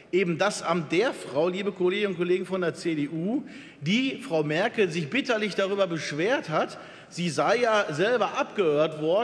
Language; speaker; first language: German; native; German